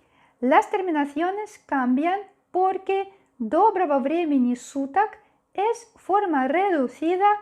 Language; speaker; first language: Spanish; non-native, fluent; Russian